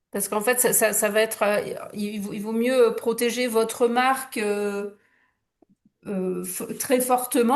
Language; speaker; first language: French; native; French